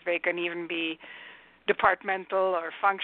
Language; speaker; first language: English; non-native, fluent; Romanian